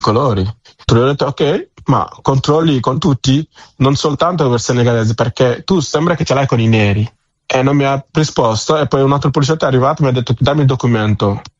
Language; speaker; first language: Italian; non-native, fluent; Wolof